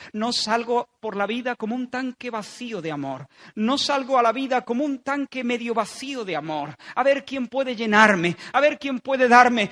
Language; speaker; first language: Spanish; native; Spanish